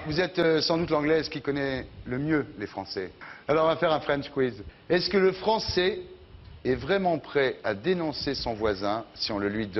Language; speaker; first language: French; native; French